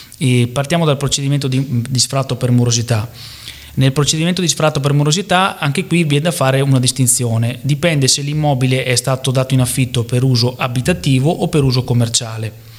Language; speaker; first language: Italian; native; Italian